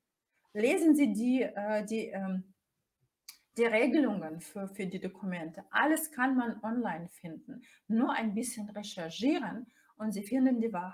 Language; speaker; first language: German; non-native, fluent; Russian